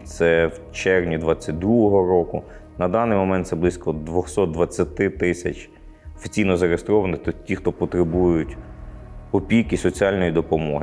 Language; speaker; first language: Ukrainian; native; Ukrainian